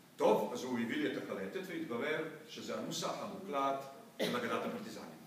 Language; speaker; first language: Hebrew; non-native, fluent; Bosnian